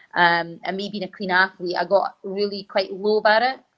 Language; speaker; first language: English; native; English